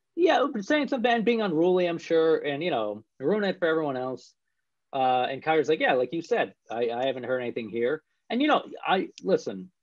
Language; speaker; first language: English; native; English